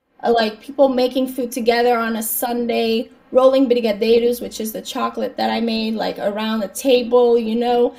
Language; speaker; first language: English; native; English